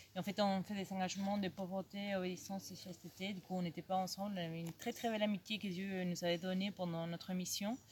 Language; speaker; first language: French; non-native, fluent; Spanish